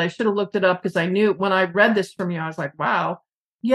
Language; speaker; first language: English; native; English